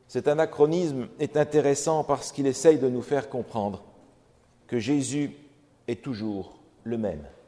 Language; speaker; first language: French; native; French